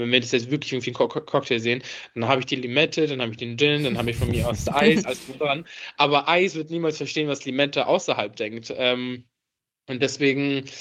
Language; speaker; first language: German; early bilingual, other home language; Arabic